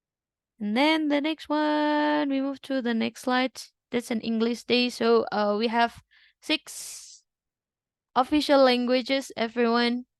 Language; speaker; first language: English; non-native, fluent; Indonesian